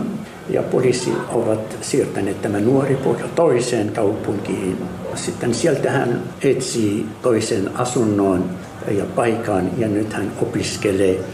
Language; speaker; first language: Finnish; non-native, fluent; Arabic